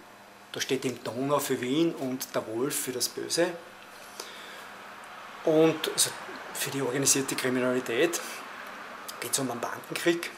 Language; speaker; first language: German; native; German